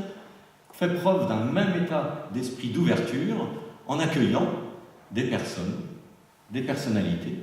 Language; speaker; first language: French; native; French